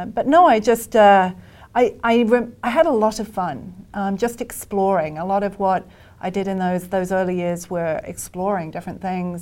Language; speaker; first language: English; native; English